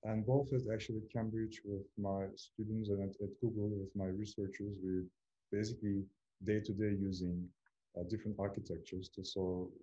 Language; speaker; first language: English; non-native, fluent; Turkish